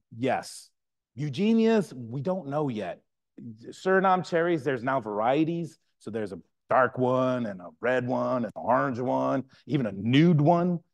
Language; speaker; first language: English; native; English